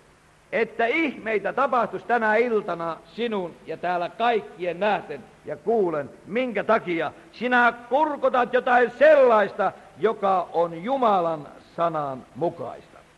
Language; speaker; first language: Finnish; native; Finnish